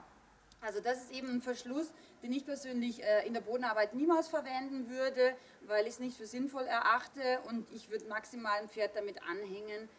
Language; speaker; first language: German; native; German